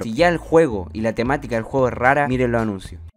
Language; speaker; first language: Spanish; native; Spanish